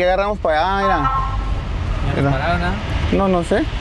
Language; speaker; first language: Spanish; native; Spanish